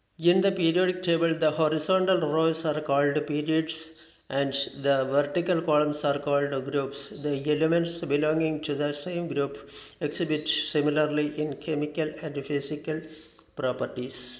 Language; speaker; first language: English; non-native, local second language; Malayalam